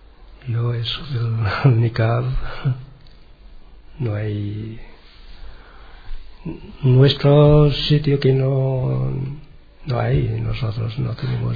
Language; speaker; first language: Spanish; non-native, learner; Arabic